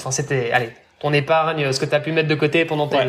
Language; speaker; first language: French; native; French